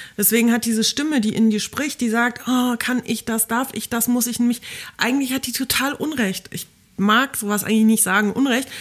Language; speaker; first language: German; early bilingual, other home language; Polish